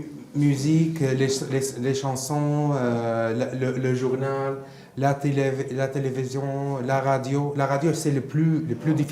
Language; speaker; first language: French; non-native, learner; Arabic